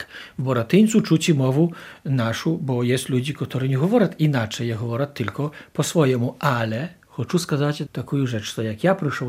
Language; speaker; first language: Polish; non-native, local second language; Ukrainian